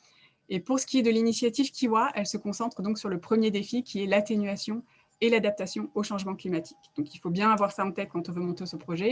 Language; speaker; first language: French; native; French